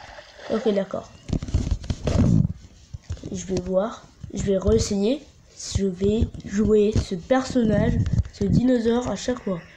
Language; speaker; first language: French; native; French